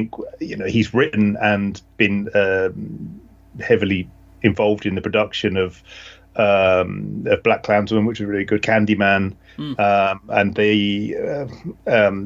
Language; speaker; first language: English; native; English